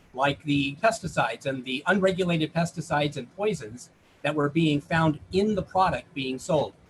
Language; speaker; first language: English; native; English